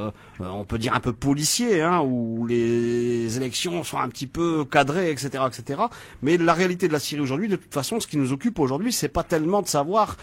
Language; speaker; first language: French; native; French